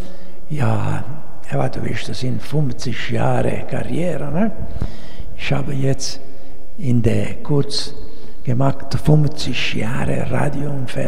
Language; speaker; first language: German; non-native, learner; Italian